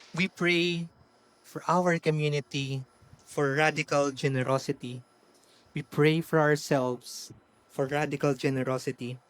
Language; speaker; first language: English; non-native, local second language; Filipino